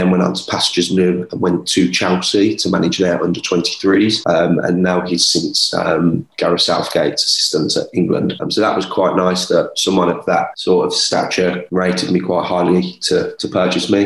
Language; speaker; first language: English; native; English